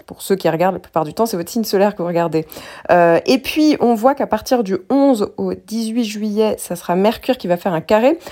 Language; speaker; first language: French; native; French